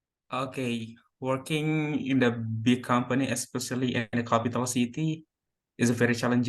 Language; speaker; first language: English; non-native, learner; Indonesian